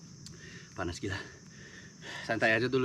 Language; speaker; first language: Indonesian; non-native, fluent; English